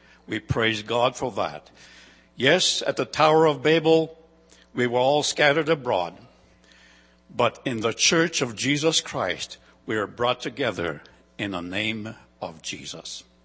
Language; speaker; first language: English; non-native, fluent; Ukrainian